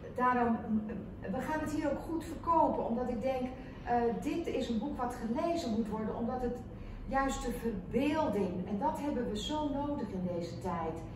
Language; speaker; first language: Dutch; non-native, local second language; Western Frisian